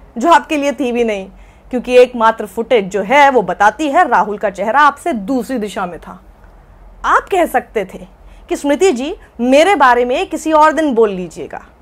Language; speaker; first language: Hindi; native; Hindi